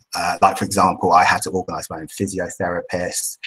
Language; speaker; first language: English; native; English